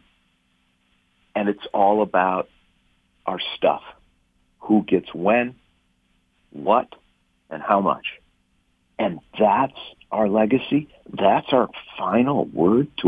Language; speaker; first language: English; native; English